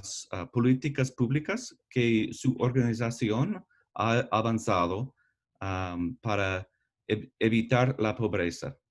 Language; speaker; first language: Spanish; non-native, learner; English